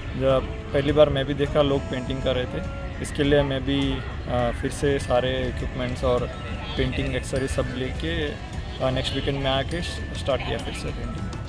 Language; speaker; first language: Hindi; non-native, local second language; Kannada